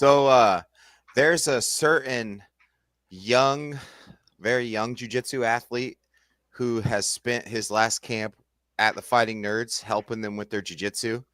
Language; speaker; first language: English; native; English